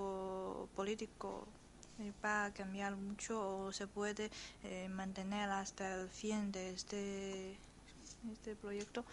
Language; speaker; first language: Spanish; non-native, fluent; Chinese